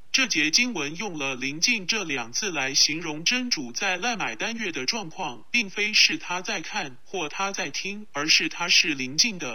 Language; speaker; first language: Chinese; non-native, local second language; Cantonese